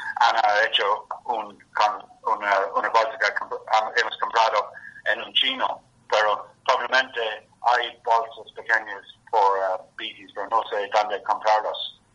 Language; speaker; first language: Spanish; non-native, learner; English